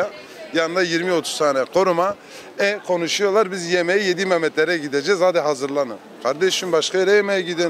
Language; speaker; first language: Turkish; native; Turkish